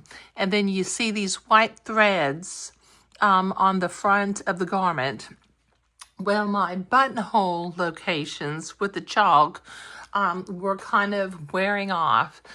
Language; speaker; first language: English; native; English